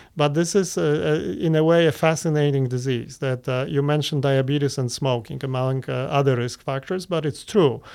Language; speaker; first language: English; non-native, fluent; Polish